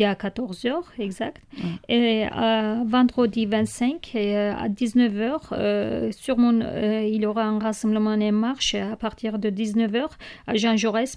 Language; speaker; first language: French; non-native, learner; Kurdish